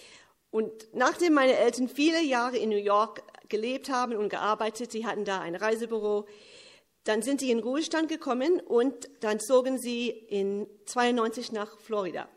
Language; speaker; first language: German; early bilingual, heritage; English